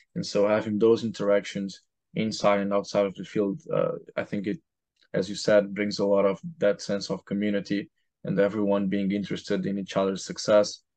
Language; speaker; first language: English; non-native, fluent; Portuguese